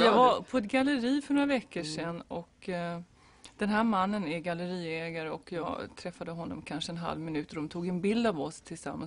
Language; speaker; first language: Swedish; native; Swedish